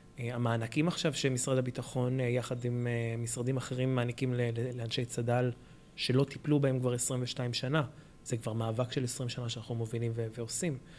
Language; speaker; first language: Hebrew; early bilingual, other home language; Arabic